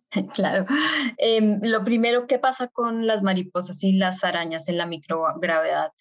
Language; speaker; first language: Spanish; native; Spanish